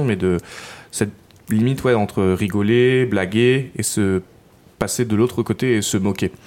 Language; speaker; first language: French; native; French